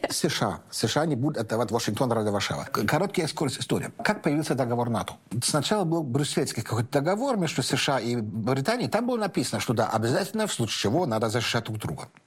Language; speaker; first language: Russian; non-native, fluent; German